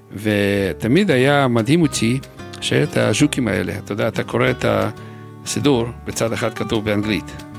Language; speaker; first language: Hebrew; non-native, fluent; Russian